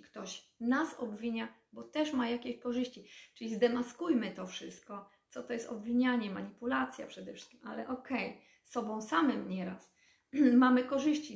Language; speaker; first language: Polish; native; Polish